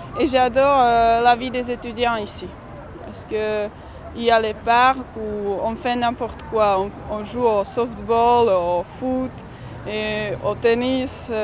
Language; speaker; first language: French; non-native, fluent; Czech